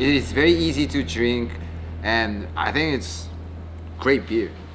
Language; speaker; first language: English; non-native, fluent; Japanese